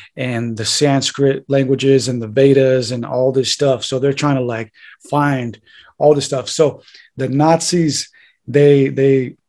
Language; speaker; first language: English; native; English